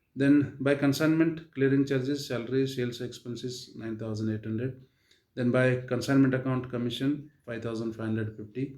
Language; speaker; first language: English; non-native, local second language; Kannada